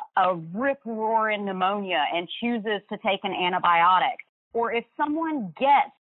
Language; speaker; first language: English; native; English